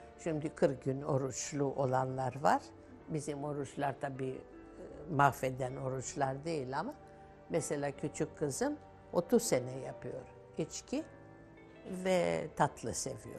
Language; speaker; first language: Turkish; non-native, local second language; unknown